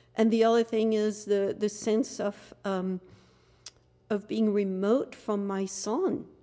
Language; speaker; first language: English; non-native, fluent; French